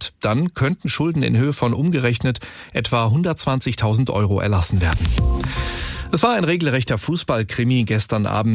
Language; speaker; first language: German; native; German